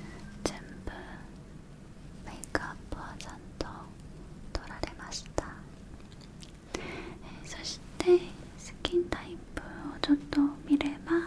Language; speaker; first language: Japanese; non-native, learner; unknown